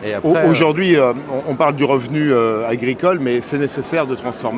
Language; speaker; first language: French; native; French